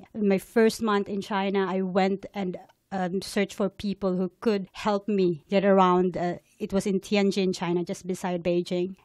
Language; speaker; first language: English; non-native, local second language; Cebuano